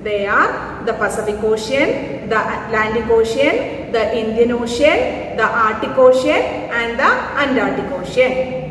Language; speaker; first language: English; non-native, local second language; Malayalam